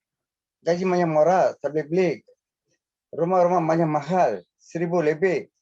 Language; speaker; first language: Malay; non-native, local second language; Tamil